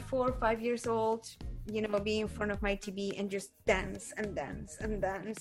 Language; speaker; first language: English; non-native, fluent; Spanish